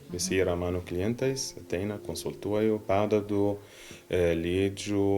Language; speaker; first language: Lithuanian; non-native, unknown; Arabic